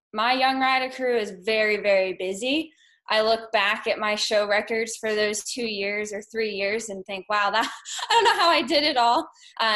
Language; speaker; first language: English; native; English